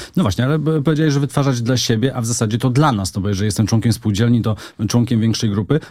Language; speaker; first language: Polish; native; Polish